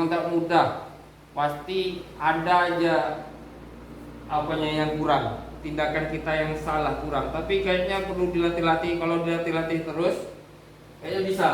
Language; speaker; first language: Indonesian; native; Indonesian